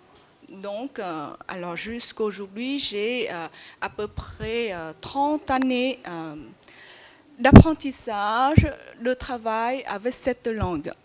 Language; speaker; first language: French; non-native, fluent; Vietnamese